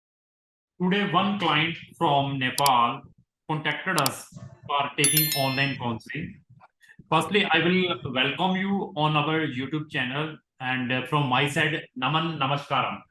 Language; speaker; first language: English; non-native, local second language; Hindi